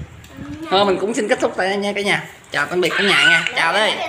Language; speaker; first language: Vietnamese; native; Vietnamese